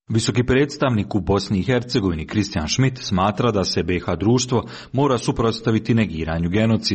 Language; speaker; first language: Serbian; native; Serbian